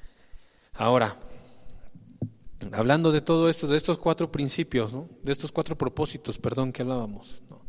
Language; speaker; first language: Spanish; native; Spanish